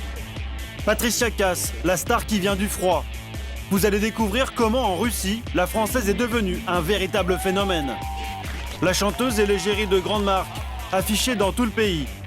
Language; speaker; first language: French; native; French